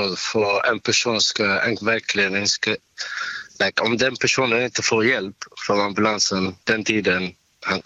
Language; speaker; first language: Swedish; non-native, fluent; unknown